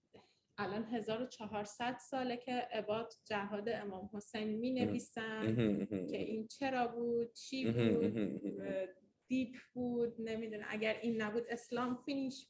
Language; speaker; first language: Persian; early bilingual, heritage; Persian